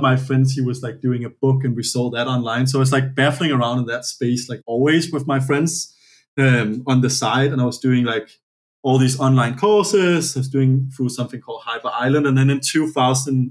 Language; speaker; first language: English; non-native, fluent; Danish